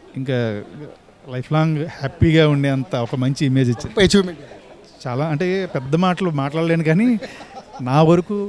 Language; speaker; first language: Telugu; native; Telugu